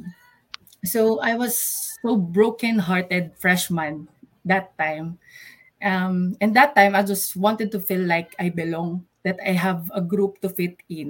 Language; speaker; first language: English; non-native, local second language; Pampanga